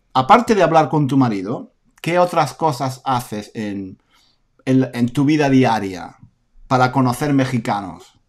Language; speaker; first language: Spanish; native; Spanish